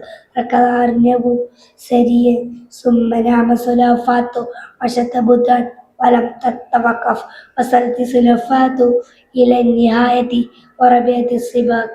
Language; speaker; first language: Arabic; non-native, learner; Malayalam